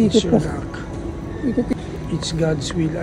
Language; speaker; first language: English; non-native, local second language; Filipino